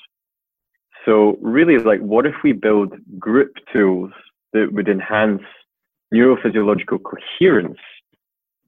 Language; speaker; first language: English; native; English